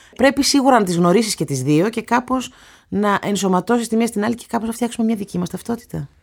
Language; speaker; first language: Greek; native; Greek